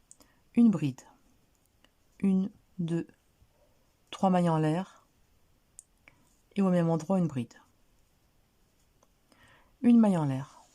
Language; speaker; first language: French; native; French